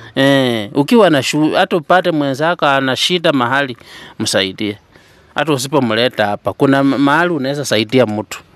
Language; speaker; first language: Swahili; native; Swahili